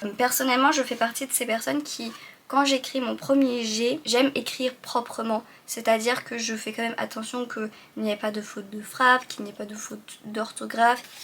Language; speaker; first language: French; early bilingual, other home language; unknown